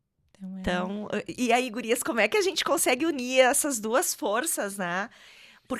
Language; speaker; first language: Portuguese; native; Portuguese